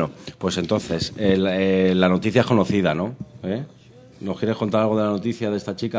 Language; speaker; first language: Spanish; native; Spanish